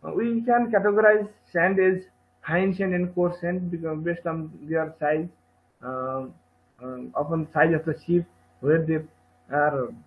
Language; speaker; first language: English; non-native, local second language; Nepali